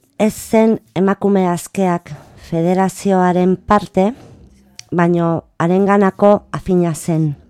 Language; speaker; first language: Basque; non-native, local second language; Spanish